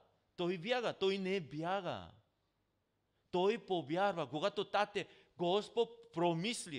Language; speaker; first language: Bulgarian; non-native, learner; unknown